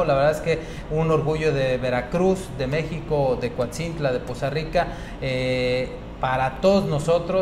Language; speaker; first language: Spanish; native; Spanish